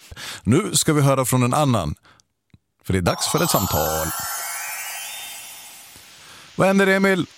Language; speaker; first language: Swedish; native; Swedish